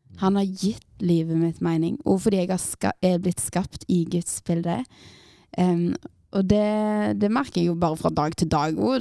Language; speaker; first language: Norwegian; native; Norwegian